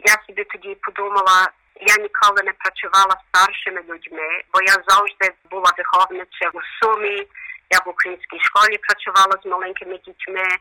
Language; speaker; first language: Ukrainian; early bilingual, heritage; Ukrainian